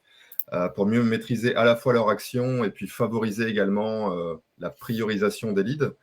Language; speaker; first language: French; native; French